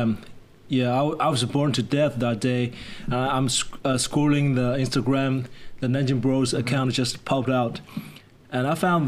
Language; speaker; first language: English; non-native, fluent; Chinese